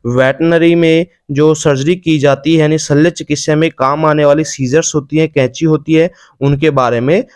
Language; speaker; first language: Hindi; native; Hindi